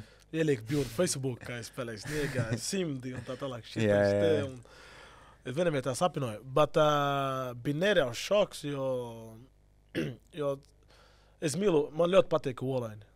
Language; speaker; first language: Latvian; non-native, learner; Portuguese